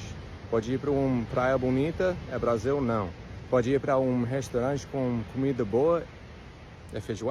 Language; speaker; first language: Portuguese; non-native, fluent; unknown